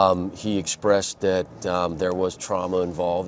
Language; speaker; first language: English; native; English